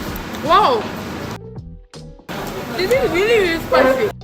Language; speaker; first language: English; non-native, learner; Japanese